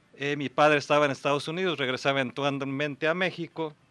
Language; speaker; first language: Spanish; native; Spanish